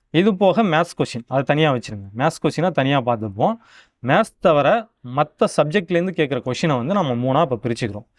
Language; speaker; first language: Tamil; native; Tamil